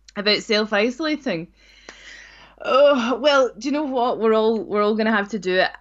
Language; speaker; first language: English; native; English